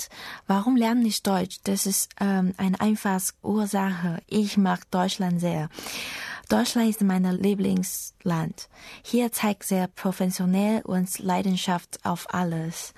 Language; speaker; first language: German; non-native, learner; Chinese